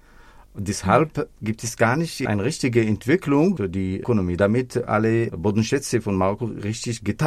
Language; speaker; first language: German; non-native, fluent; Arabic